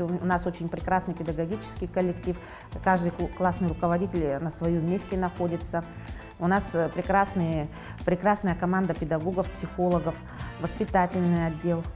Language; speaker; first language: Russian; native; Russian